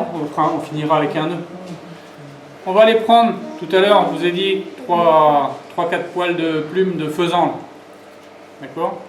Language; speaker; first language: French; native; French